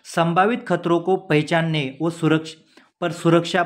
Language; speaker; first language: Hindi; non-native, local second language; Marathi